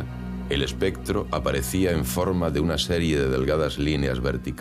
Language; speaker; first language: Spanish; native; Spanish